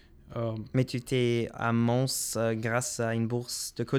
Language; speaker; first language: French; non-native, local second language; English